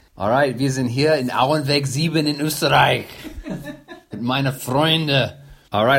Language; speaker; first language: German; non-native, learner; English